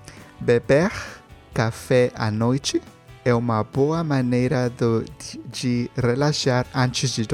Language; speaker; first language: Portuguese; non-native, learner; Spanish